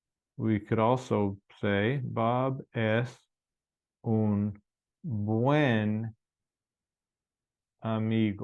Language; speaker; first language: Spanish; non-native, fluent; English